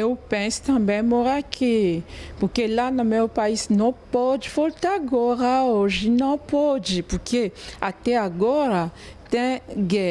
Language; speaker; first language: Portuguese; non-native, learner; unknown